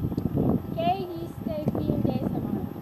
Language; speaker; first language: Spanish; non-native, learner; English